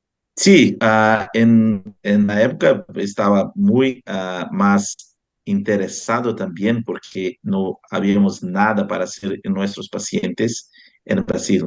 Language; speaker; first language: Spanish; non-native, fluent; Portuguese